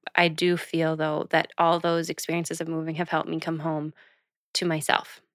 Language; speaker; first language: English; native; English